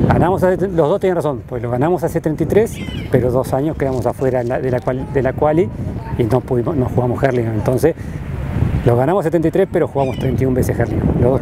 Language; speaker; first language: Spanish; native; Spanish